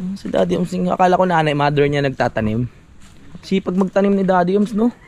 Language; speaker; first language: Filipino; native; Filipino